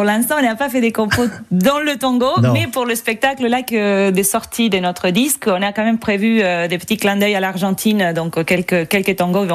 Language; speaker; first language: French; non-native, fluent; Spanish